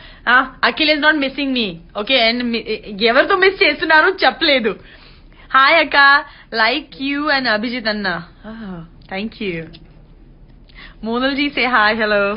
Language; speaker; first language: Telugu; non-native, learner; Gujarati